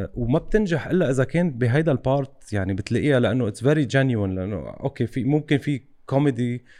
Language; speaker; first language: Arabic; native; Arabic